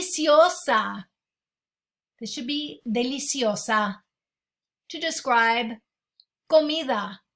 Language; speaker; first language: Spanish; non-native, fluent; English